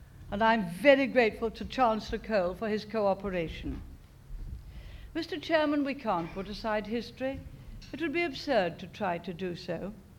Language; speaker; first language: English; native; English